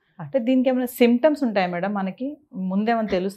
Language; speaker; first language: Telugu; native; Telugu